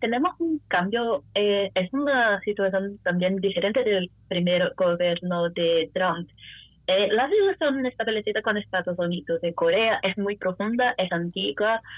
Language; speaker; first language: Spanish; non-native, fluent; Portuguese